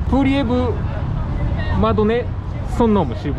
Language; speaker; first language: French; non-native, learner; Japanese